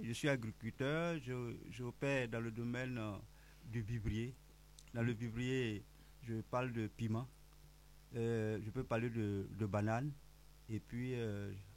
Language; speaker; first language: French; non-native, local second language; Baoulé